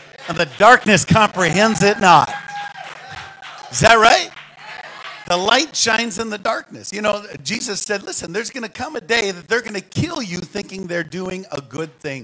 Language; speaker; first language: English; native; English